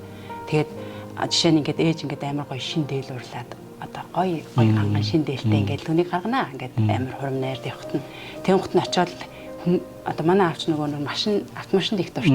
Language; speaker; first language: Mongolian; native; Mongolian